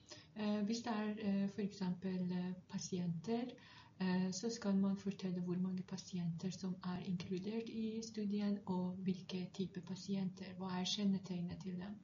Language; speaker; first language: Norwegian; non-native, fluent; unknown